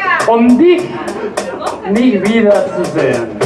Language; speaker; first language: German; non-native, learner; Spanish